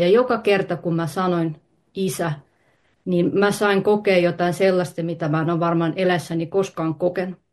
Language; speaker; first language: Finnish; early bilingual, other home language; Russian